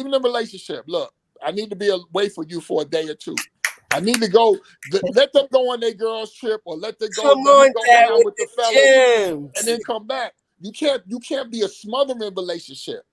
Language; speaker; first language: English; native; English